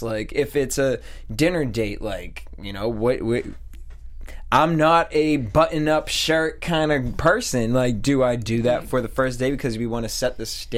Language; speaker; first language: English; native; English